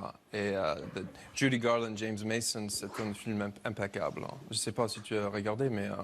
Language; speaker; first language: French; non-native, learner; English